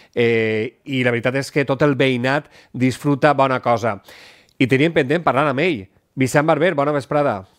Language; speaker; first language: Catalan; native; Catalan